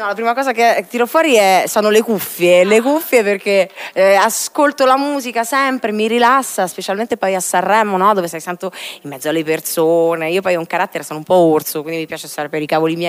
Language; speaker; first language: Italian; native; Italian